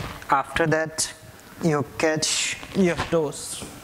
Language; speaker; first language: English; non-native, local second language; Hindi